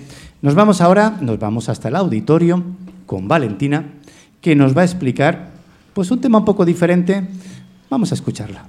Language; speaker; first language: Spanish; native; Spanish